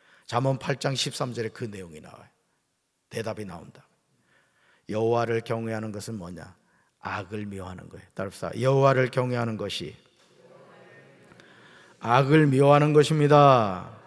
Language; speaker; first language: Korean; native; Korean